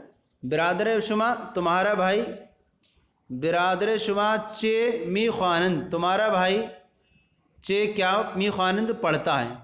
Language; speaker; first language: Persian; non-native, fluent; Urdu